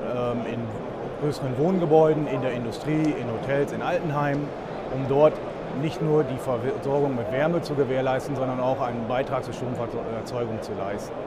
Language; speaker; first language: German; native; German